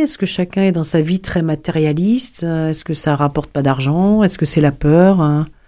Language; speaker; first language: French; native; French